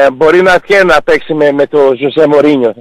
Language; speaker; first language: Greek; non-native, fluent; Portuguese